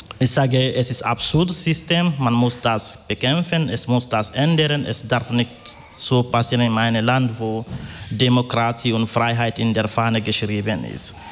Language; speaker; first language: German; non-native, fluent; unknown